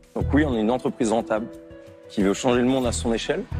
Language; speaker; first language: French; native; French